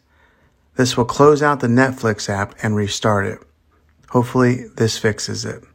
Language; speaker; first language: English; native; English